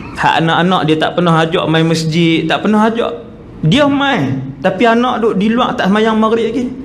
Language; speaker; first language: Malay; native; Malay